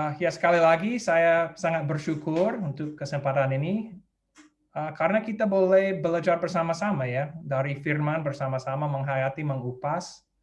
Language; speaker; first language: Indonesian; non-native, fluent; English